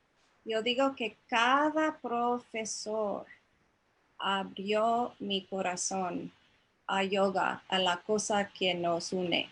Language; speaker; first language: Spanish; non-native, fluent; English